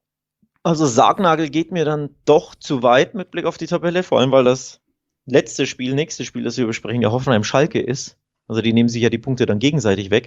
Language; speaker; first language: German; native; German